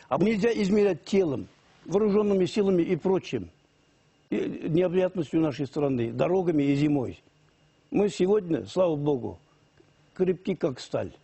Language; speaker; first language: Russian; non-native, local second language; Tatar